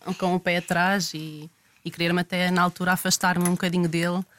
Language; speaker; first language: Portuguese; native; Portuguese